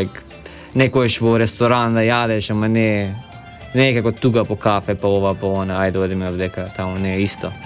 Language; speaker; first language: Macedonian; early bilingual, heritage; Macedonian